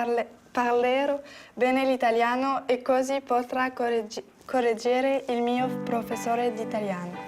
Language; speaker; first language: Italian; non-native, learner; French